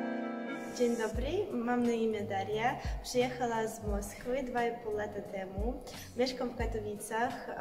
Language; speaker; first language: Polish; non-native, learner; Russian